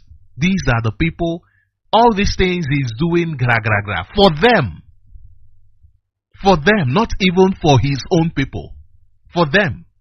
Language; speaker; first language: English; non-native, local second language; Igbo